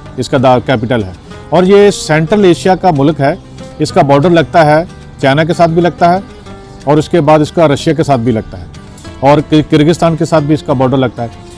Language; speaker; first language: Urdu; native; Urdu